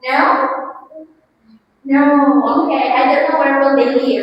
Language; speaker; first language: English; non-native, fluent; Indonesian